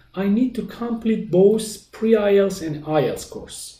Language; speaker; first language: English; non-native, fluent; Persian